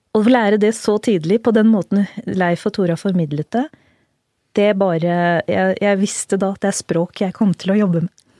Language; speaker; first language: Norwegian; early bilingual, other home language; Urdu